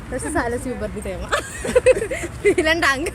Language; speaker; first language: German; non-native, learner; Malayalam